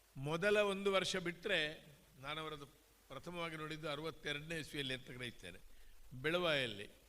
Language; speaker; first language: Kannada; native; Kannada